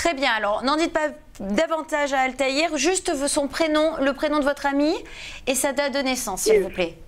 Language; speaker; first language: French; native; French